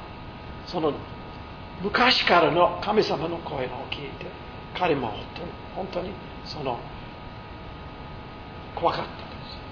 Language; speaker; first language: Japanese; non-native, fluent; English